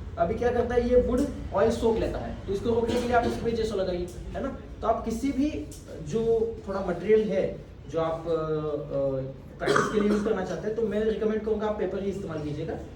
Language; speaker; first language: Hindi; non-native, local second language; Marathi